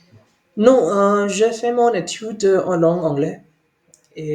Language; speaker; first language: French; non-native, learner; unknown